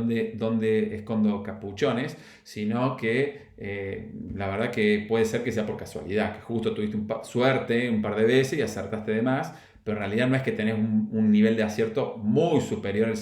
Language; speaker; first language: Spanish; native; Spanish